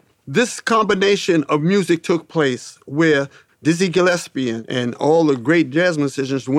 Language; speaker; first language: English; native; English